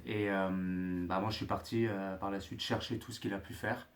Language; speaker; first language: French; native; French